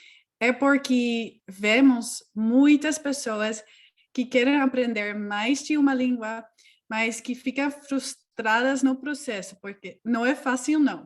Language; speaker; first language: Portuguese; non-native, fluent; Dutch